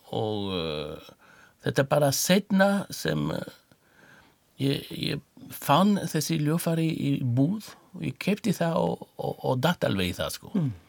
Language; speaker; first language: Icelandic; non-native, learner; French